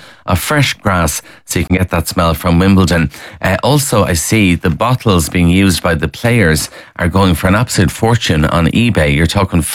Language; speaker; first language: English; native; English